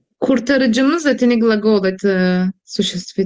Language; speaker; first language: Russian; non-native, fluent; Turkish